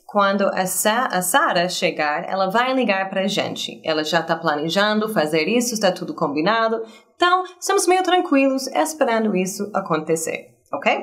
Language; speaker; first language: Portuguese; non-native, fluent; English